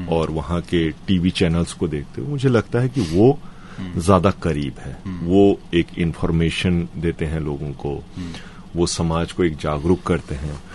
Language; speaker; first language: Hindi; native; Hindi